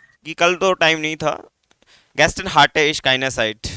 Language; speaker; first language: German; non-native, learner; Hindi